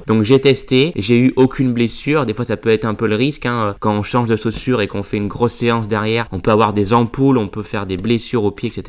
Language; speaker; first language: French; native; French